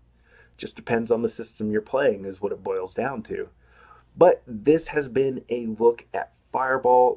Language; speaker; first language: English; native; English